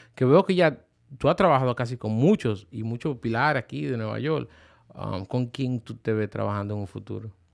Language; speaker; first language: Spanish; early bilingual, heritage; Spanish